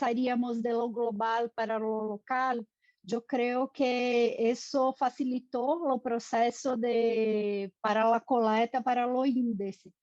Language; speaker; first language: Spanish; non-native, fluent; Portuguese